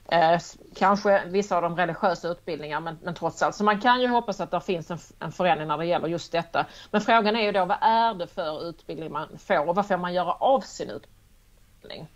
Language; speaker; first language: Swedish; native; Swedish